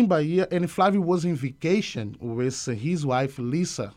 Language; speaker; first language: English; non-native, learner; Portuguese